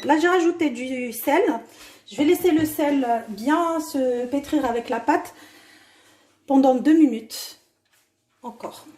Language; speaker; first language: French; non-native, local second language; Arabic